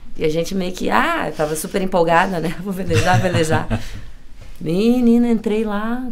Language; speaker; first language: Portuguese; native; Portuguese